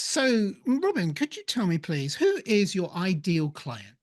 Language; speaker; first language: English; native; English